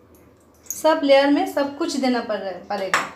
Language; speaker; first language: Hindi; non-native, local second language; Bangla